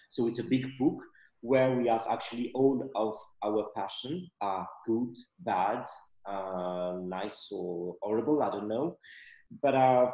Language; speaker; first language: English; non-native, fluent; Malagasy